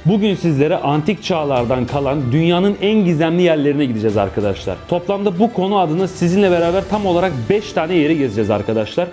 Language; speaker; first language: Turkish; native; Turkish